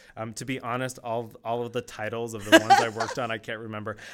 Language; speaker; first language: English; native; English